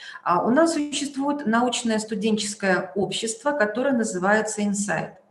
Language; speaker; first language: Russian; native; Russian